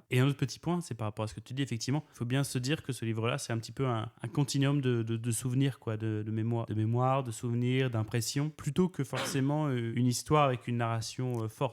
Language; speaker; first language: French; native; French